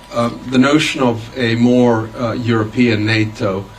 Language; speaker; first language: English; non-native, fluent; Finnish